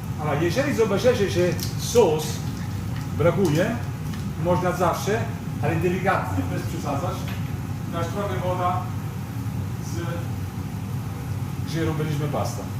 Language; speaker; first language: Polish; non-native, learner; Italian